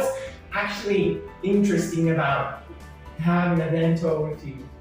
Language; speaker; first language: English; non-native, fluent; Portuguese